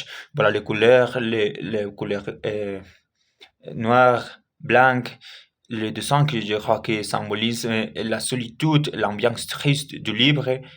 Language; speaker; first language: French; non-native, learner; Spanish